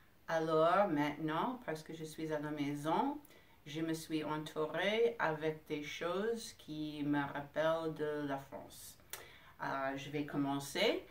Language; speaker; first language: French; non-native, fluent; English